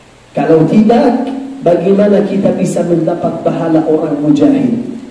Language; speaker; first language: Indonesian; non-native, fluent; Arabic